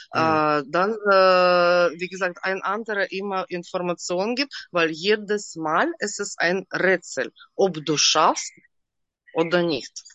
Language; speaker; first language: German; non-native, learner; Russian